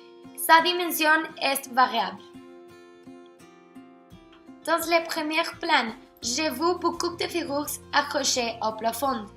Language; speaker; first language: French; non-native, learner; Spanish